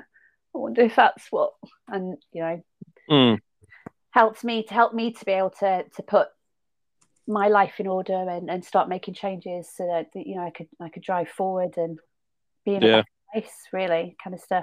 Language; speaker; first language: English; native; English